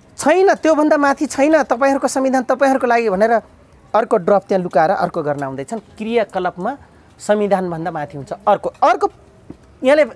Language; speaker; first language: Nepali; non-native, local second language; Dangaura Tharu